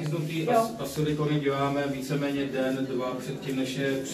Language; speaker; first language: Czech; native; Czech